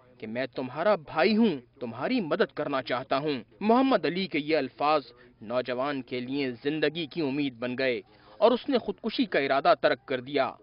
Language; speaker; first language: Urdu; native; Urdu